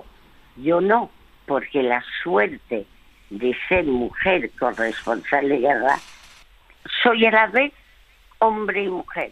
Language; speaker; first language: Spanish; early bilingual, other home language; French